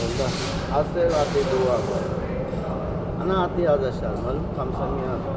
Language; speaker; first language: Arabic; non-native, learner; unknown